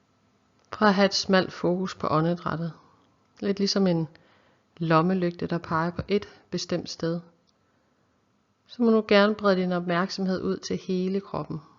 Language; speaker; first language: Danish; native; Danish